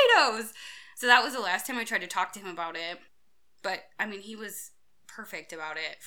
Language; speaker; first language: English; native; English